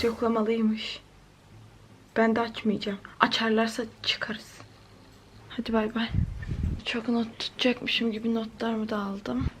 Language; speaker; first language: Turkish; native; Turkish